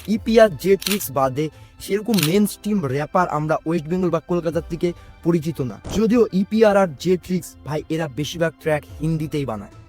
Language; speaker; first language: Bangla; native; Bangla